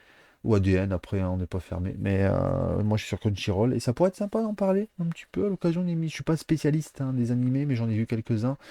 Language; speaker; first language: French; native; French